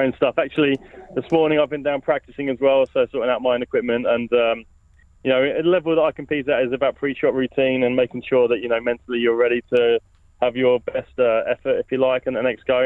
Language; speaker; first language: English; native; English